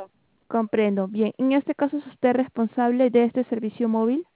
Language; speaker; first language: Spanish; native; Spanish